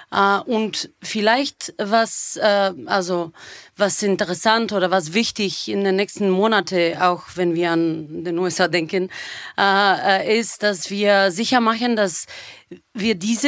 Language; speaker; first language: German; non-native, fluent; Bulgarian